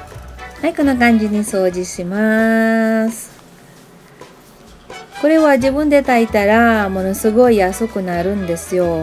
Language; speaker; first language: Japanese; non-native, fluent; Filipino